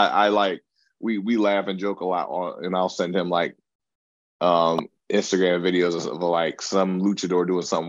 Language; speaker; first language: English; native; English